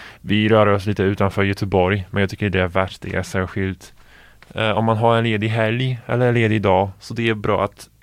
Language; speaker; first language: Swedish; non-native, fluent; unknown